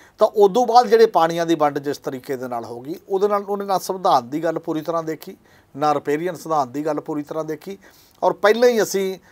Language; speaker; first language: Punjabi; native; Punjabi